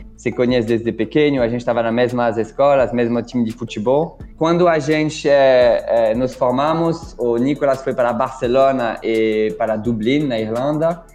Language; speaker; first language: Portuguese; non-native, fluent; French